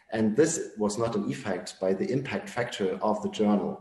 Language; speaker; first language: English; non-native, fluent; German